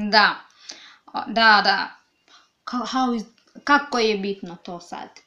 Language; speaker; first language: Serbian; non-native, learner; English